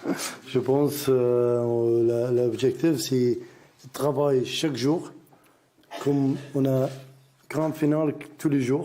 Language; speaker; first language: French; non-native, learner; Arabic